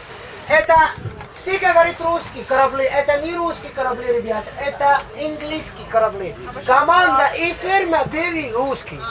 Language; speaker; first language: Russian; non-native, learner; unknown